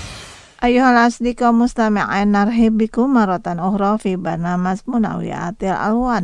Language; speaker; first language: Arabic; non-native, fluent; Indonesian